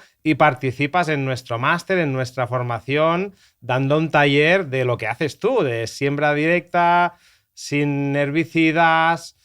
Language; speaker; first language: Spanish; native; Spanish